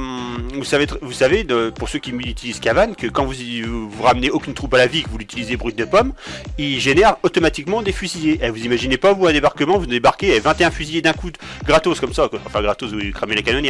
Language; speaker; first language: French; native; French